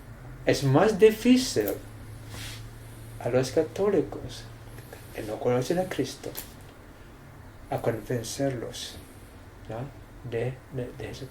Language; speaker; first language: Spanish; non-native, fluent; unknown